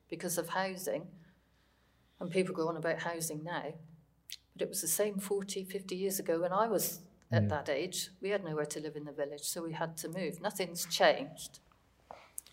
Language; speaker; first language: English; native; English